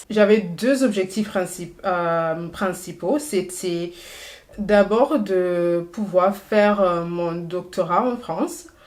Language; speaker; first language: French; non-native, fluent; English